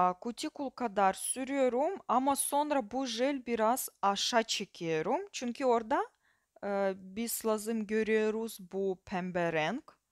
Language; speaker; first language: Turkish; non-native, fluent; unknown